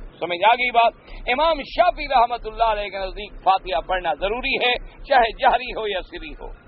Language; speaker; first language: Urdu; non-native, local second language; Punjabi